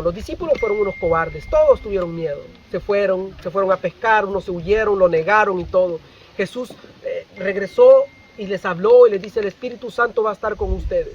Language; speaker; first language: Spanish; native; Spanish